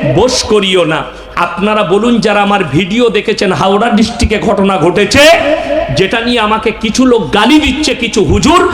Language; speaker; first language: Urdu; non-native, local second language; Bangla